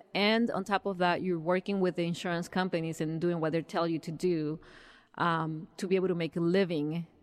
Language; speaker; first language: English; early bilingual, other home language; Spanish